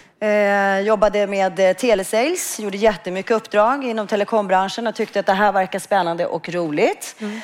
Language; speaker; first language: Swedish; native; Swedish